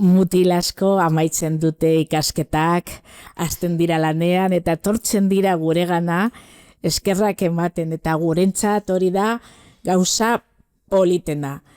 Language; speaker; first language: Basque; non-native, local second language; Spanish